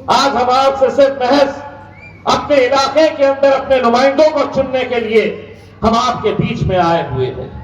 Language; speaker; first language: Urdu; native; Urdu